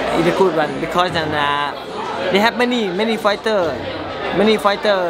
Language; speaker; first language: English; non-native, learner; Thai